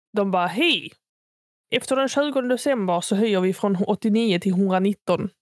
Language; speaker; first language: Swedish; native; Swedish